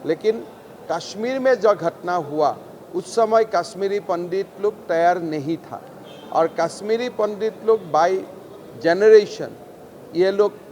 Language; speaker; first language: Hindi; non-native, local second language; Assamese